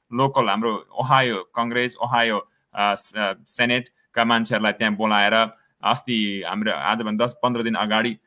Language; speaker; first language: Nepali; native; Nepali